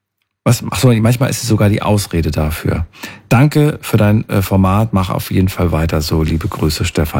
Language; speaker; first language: German; native; German